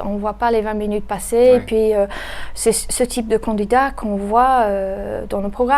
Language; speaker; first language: French; native; French